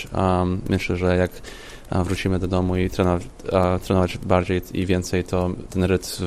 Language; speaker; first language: Polish; early bilingual, heritage; Polish